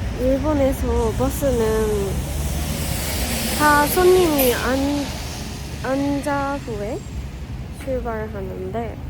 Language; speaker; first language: Korean; non-native, learner; Japanese